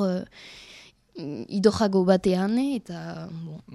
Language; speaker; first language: Basque; non-native, learner; French